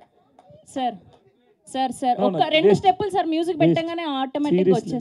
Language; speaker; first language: Telugu; native; Telugu